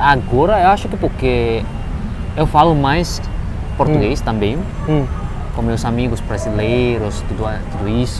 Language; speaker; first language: Portuguese; non-native, learner; Javanese